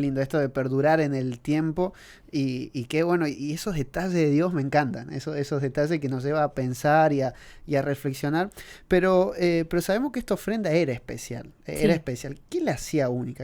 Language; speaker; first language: Spanish; native; Spanish